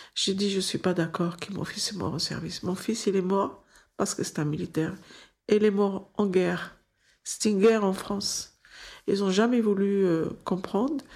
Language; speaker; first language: French; non-native, local second language; Arabic